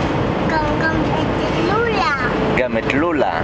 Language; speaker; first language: Hebrew; early bilingual, heritage; Hebrew